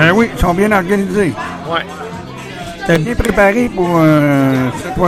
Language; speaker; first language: French; native; French